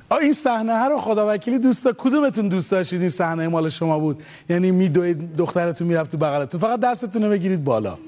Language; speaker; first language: Persian; native; Persian